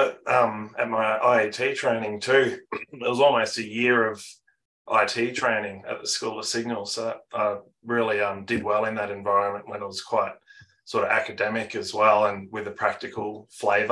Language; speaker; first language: English; native; English